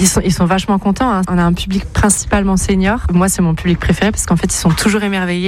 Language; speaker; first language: French; native; French